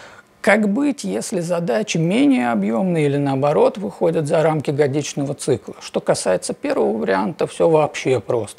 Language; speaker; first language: Russian; native; Russian